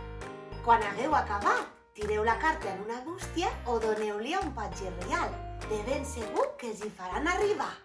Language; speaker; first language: Catalan; native; Catalan